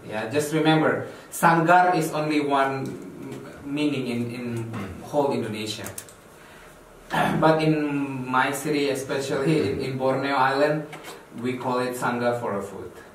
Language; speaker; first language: English; non-native, fluent; Indonesian